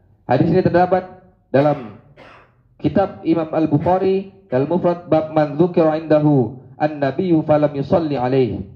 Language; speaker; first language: Indonesian; native; Indonesian